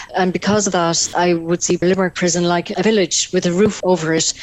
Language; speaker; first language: English; native; English